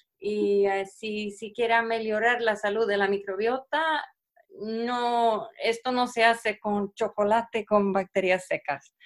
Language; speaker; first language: Spanish; non-native, fluent; Swedish